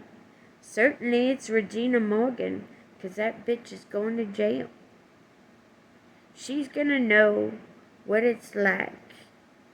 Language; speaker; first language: English; native; English